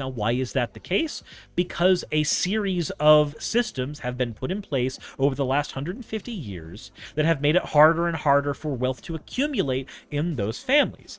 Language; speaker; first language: English; native; English